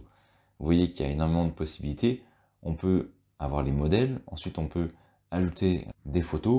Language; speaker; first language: French; native; French